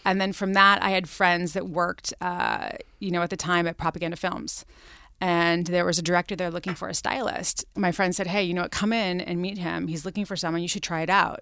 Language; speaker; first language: English; native; English